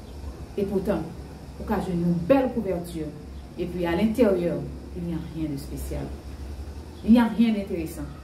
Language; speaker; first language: French; non-native, learner; Haitian Creole